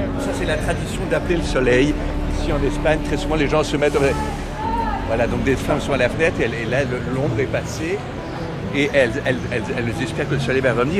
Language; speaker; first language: French; native; French